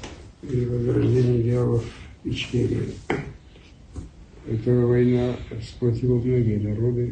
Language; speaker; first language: Russian; non-native, local second language; Chechen